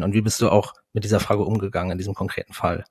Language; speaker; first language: German; native; German